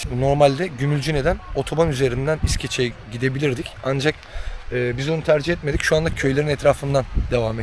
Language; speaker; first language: Turkish; native; Turkish